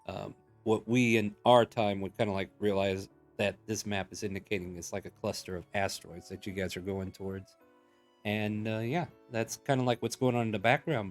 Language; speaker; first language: English; native; English